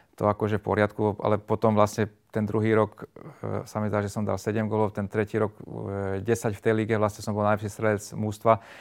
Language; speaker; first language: Slovak; non-native, local second language; Hungarian